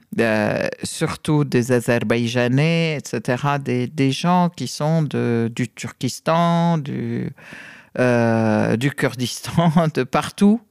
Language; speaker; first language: French; non-native, fluent; Arabic